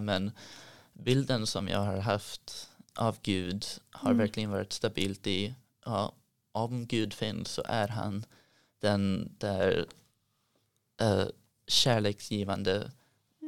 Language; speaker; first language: Swedish; early bilingual, heritage; Swedish